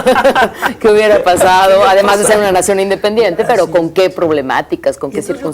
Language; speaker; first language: Spanish; native; Spanish